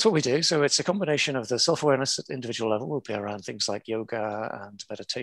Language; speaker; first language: English; native; English